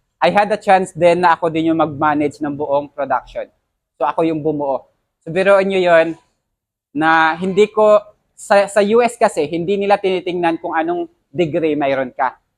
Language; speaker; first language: Filipino; non-native, local second language; Hiligaynon